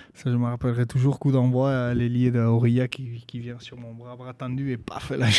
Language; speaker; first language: French; native; French